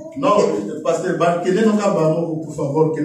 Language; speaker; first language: French; non-native, local second language; Lingala